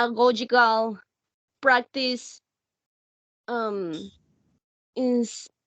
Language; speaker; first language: English; non-native, learner; Spanish